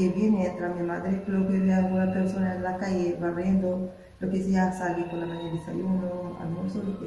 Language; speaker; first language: Spanish; non-native, local second language; Arabic